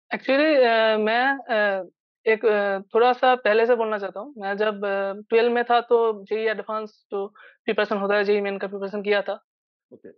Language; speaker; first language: Hindi; non-native, local second language; Bangla